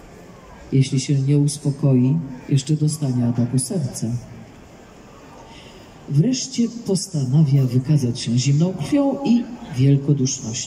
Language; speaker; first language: Polish; native; Polish